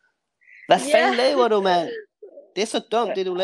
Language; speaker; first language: Danish; non-native, fluent; English